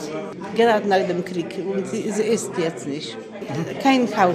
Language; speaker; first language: German; early bilingual, heritage; Polish